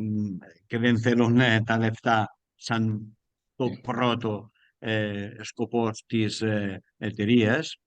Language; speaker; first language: Greek; non-native, learner; Spanish